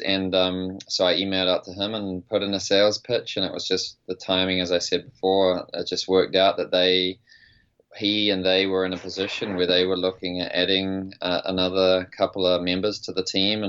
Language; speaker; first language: English; native; English